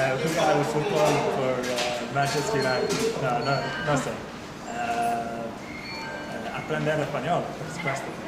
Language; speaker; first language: Spanish; non-native, learner; English